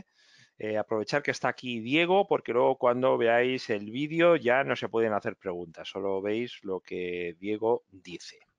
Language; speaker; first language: Spanish; native; Spanish